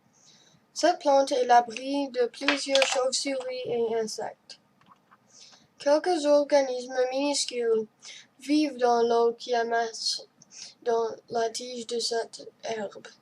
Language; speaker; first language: French; non-native, learner; English